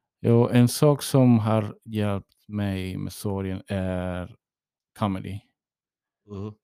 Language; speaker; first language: Swedish; early bilingual, heritage; English